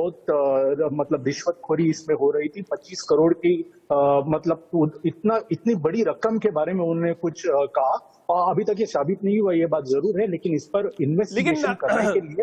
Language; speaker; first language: Hindi; native; Hindi